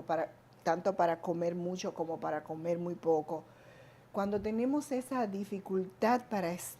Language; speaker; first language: Spanish; native; Spanish